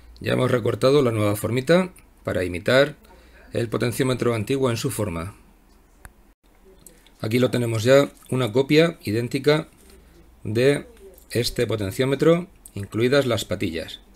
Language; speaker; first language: Spanish; native; Spanish